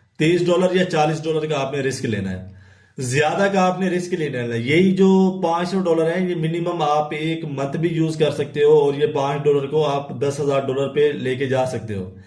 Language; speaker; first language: Urdu; non-native, local second language; Punjabi